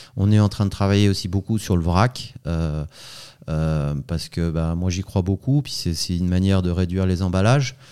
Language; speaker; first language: French; native; French